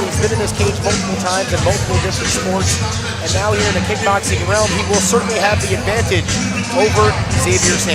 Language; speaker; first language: English; native; English